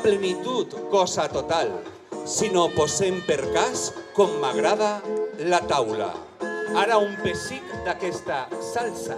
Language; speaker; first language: Catalan; native; Catalan